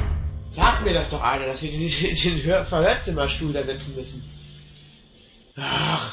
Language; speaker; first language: German; native; German